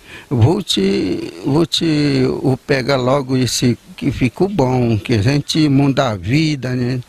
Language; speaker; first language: Portuguese; non-native, local second language; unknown